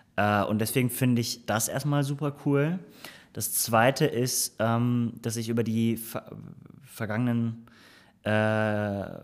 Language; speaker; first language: German; early bilingual, other home language; Turkish